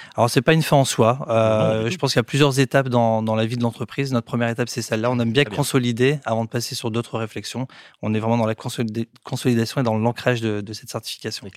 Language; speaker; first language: French; native; French